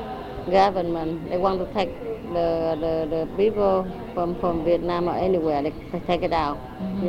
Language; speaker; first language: English; non-native, learner; Vietnamese